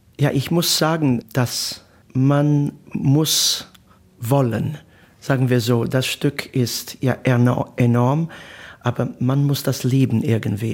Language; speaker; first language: German; non-native, learner; Italian